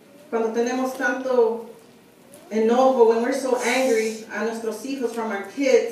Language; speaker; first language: Spanish; early bilingual, heritage; Spanish